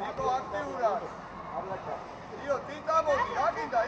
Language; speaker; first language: Georgian; native; Georgian